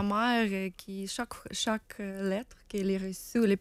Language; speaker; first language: French; non-native, learner; Ukrainian